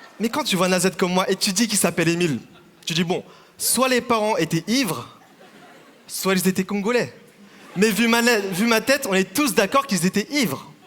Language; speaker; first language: French; early bilingual, other home language; Vietnamese